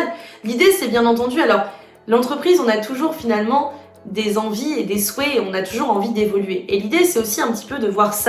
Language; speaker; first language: French; native; French